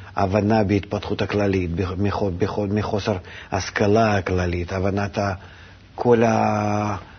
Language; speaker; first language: Hebrew; non-native, fluent; Russian